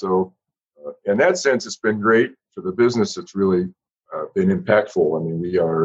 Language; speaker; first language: English; native; English